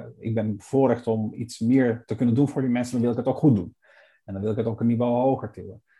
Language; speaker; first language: Dutch; non-native, fluent; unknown